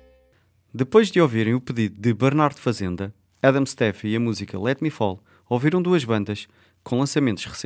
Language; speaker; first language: Portuguese; native; Portuguese